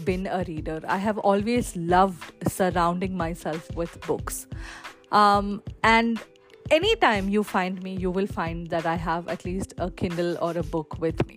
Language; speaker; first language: English; non-native, local second language; Malayalam